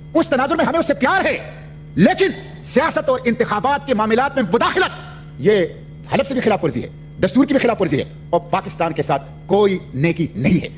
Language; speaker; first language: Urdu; non-native, local second language; Pashto